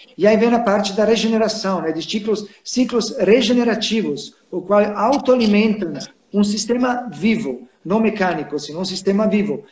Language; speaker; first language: Portuguese; non-native, fluent; Serbian